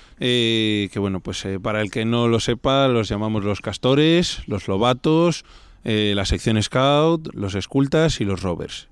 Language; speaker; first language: Spanish; native; Spanish